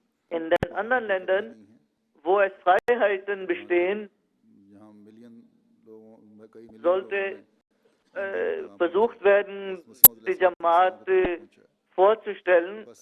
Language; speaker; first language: German; non-native, fluent; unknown